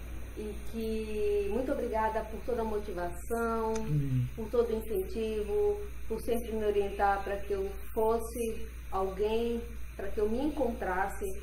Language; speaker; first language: Portuguese; native; Portuguese